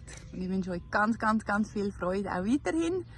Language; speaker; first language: German; native; German